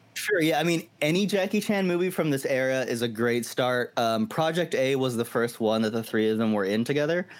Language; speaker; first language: English; early bilingual, other home language; Hindi